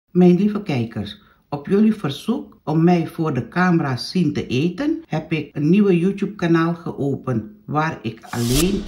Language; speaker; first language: Dutch; non-native, local second language; Caribbean Hindustani